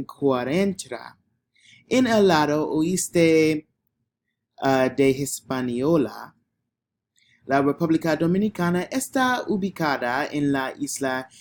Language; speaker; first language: Spanish; non-native, learner; English